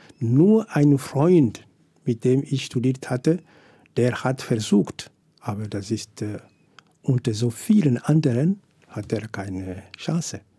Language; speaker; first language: German; non-native, fluent; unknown